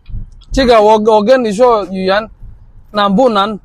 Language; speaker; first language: Chinese; non-native, learner; Somali